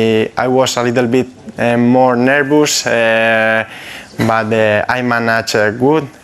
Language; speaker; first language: English; non-native, fluent; Spanish